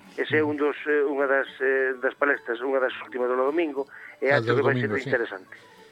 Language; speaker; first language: Galician; native; Galician